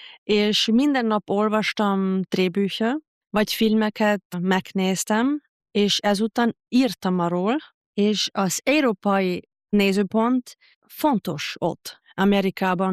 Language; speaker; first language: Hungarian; non-native, fluent; German